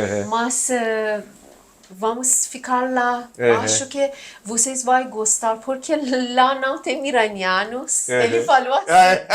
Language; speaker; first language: Portuguese; non-native, learner; Persian